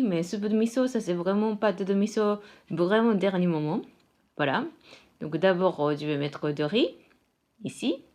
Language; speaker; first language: French; non-native, fluent; Japanese